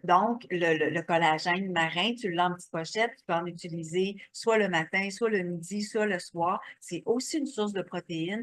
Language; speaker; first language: French; native; French